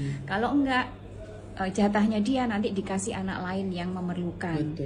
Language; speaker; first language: Indonesian; non-native, local second language; Malay